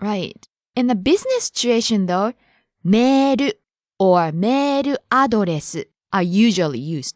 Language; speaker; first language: English; non-native, fluent; Japanese